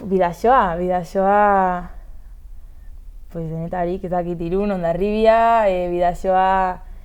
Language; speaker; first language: Basque; non-native, local second language; Spanish